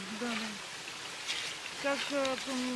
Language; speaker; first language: Russian; non-native, learner; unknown